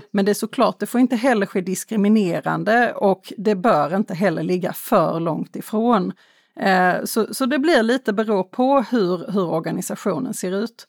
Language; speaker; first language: Swedish; native; Swedish